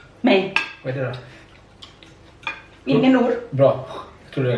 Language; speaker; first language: Swedish; non-native, learner; Thai